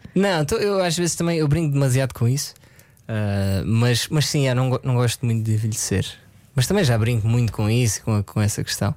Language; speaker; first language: Portuguese; early bilingual, other home language; French